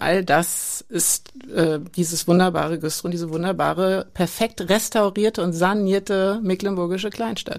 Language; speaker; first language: German; native; German